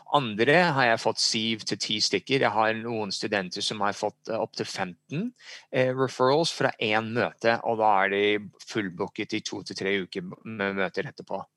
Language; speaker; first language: Norwegian; early bilingual, heritage; English